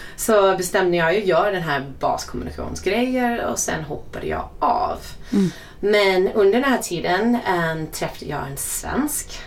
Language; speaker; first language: Swedish; non-native, fluent; English